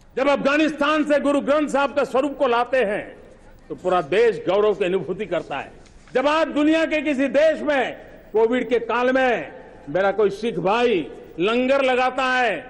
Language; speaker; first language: Hindi; non-native, local second language; Gujarati